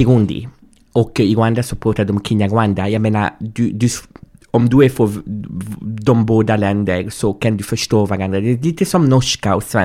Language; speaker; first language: Swedish; non-native, fluent; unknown